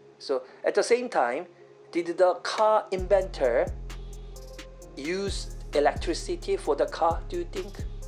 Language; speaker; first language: English; non-native, fluent; Korean